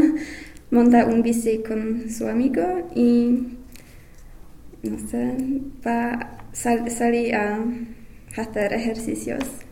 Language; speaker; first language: Spanish; non-native, learner; English